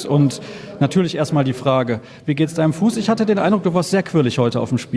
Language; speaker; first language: German; native; German